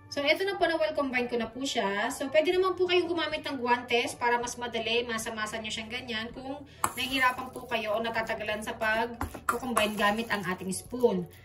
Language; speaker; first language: Filipino; native; Filipino